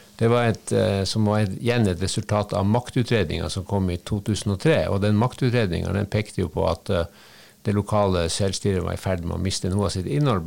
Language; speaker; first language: Norwegian; native; Norwegian